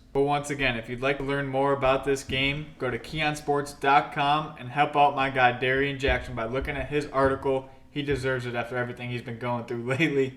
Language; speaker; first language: English; native; English